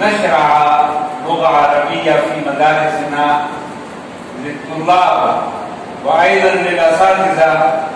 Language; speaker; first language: Arabic; non-native, learner; Urdu